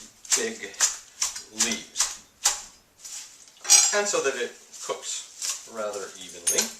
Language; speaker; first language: English; native; English